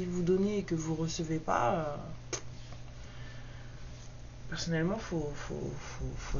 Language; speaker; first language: French; native; French